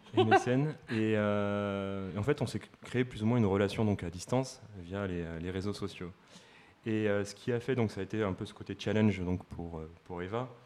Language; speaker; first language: French; native; French